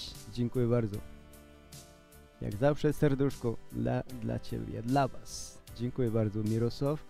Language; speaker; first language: Polish; non-native, learner; Spanish